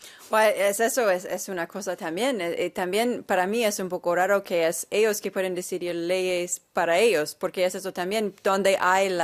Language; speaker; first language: Spanish; non-native, fluent; English